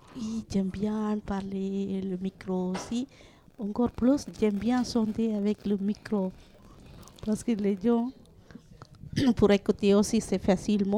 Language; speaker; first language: French; non-native, learner; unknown